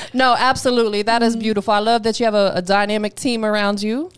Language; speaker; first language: English; native; English